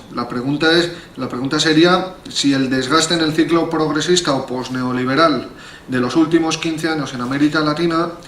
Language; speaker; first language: Spanish; native; Spanish